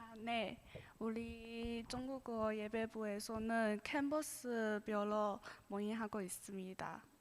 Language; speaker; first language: Korean; non-native, learner; Chinese